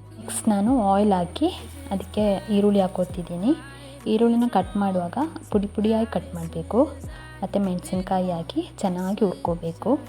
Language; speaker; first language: Kannada; non-native, local second language; Malayalam